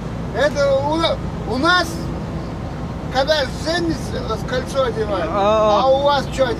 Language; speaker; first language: Russian; non-native, local second language; Kazakh